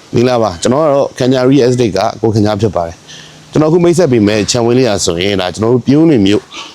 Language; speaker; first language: Burmese; native; Burmese